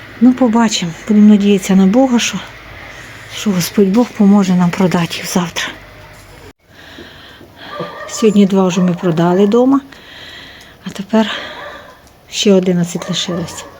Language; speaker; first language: Ukrainian; native; Ukrainian